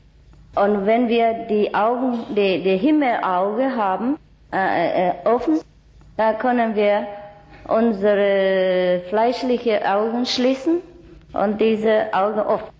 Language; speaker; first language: German; non-native, learner; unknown